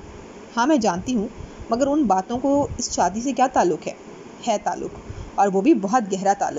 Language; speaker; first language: Urdu; native; Urdu